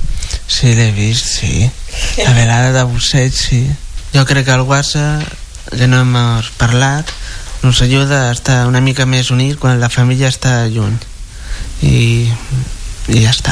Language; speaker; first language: Catalan; non-native, local second language; Spanish